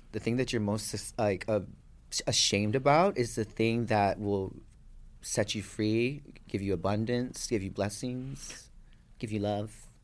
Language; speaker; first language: English; native; English